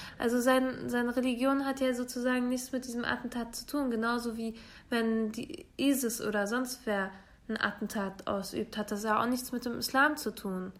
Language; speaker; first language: German; early bilingual, other home language; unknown